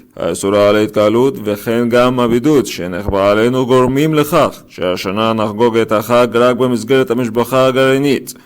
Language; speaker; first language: Hebrew; non-native, learner; Arabic